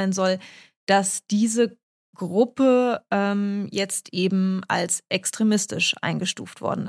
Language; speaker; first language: German; early bilingual, other home language; Russian